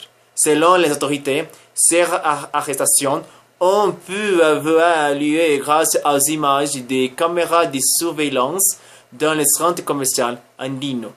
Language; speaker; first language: French; non-native, learner; Spanish